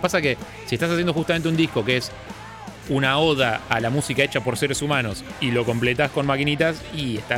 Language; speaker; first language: Spanish; native; Spanish